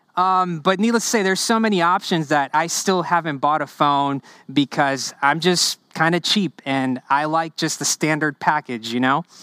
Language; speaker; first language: English; early bilingual, other home language; Spanish